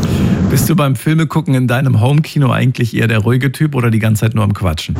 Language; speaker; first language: German; native; German